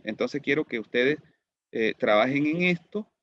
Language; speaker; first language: Spanish; native; Spanish